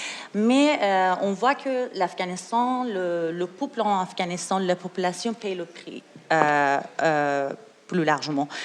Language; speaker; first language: French; non-native, learner; Persian